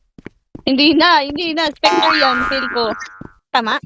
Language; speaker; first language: Filipino; native; Filipino